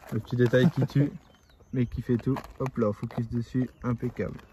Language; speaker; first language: French; native; French